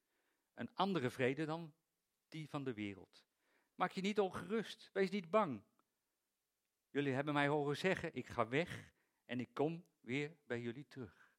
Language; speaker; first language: Dutch; native; Dutch